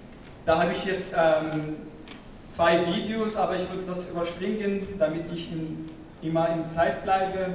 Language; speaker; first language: German; non-native, fluent; Arabic